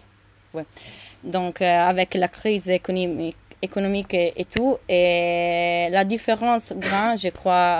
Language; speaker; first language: French; non-native, learner; Italian